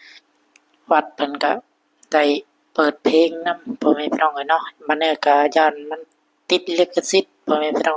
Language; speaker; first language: Thai; non-native, local second language; Northeastern Thai